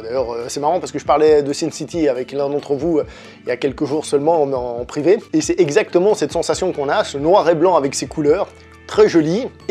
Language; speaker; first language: French; native; French